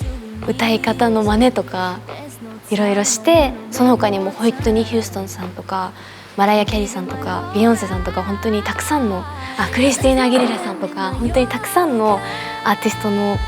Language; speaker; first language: Japanese; native; Japanese